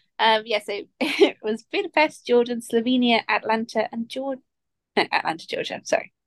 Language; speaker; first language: English; native; English